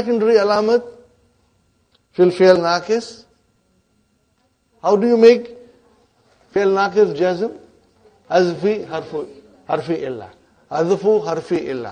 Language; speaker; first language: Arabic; non-native, fluent; Urdu